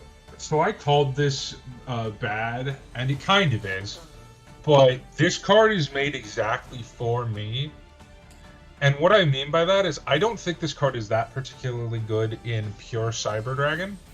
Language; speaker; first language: English; native; English